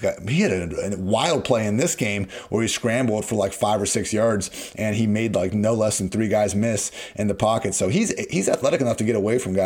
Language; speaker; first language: English; native; English